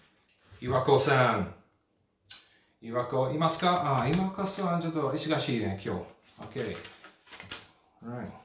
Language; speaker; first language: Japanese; non-native, learner; English